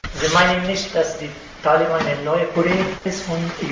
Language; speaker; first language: German; non-native, learner; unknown